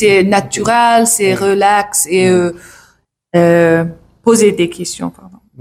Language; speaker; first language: French; non-native, learner; English